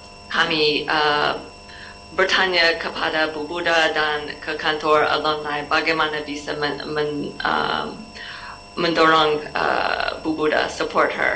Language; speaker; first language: Indonesian; non-native, learner; English